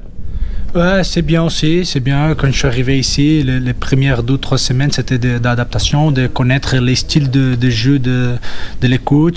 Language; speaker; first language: French; non-native, fluent; Portuguese